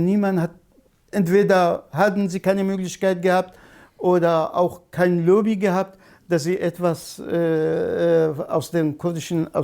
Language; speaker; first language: German; non-native, fluent; Kurdish